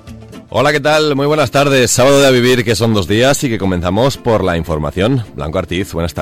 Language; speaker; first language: Spanish; native; Spanish